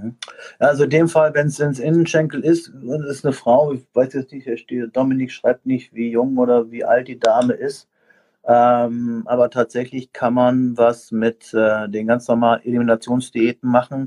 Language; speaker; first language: German; native; German